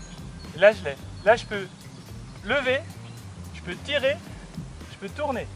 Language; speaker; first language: French; native; French